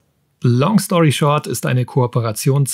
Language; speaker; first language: German; native; German